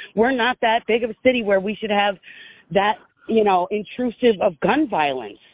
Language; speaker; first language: English; native; English